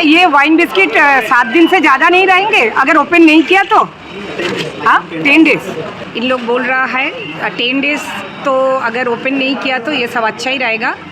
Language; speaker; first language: Hindi; non-native, local second language; Bangla